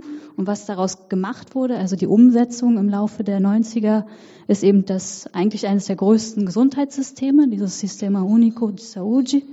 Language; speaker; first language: German; native; German